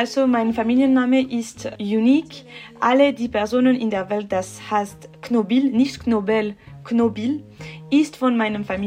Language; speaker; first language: German; non-native, learner; French